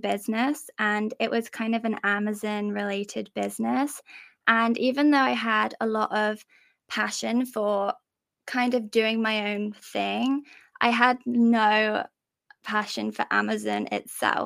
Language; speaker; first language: English; native; English